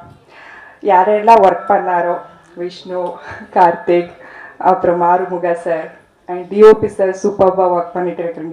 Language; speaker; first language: Tamil; non-native, learner; Kannada